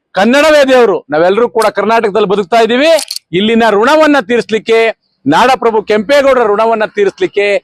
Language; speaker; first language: Kannada; native; Kannada